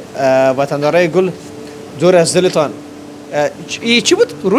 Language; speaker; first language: Persian; native; Persian